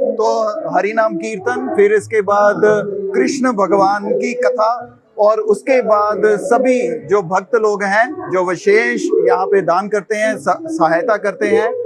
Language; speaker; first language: Hindi; non-native, local second language; Gujarati